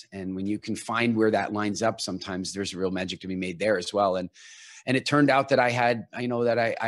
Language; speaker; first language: English; native; English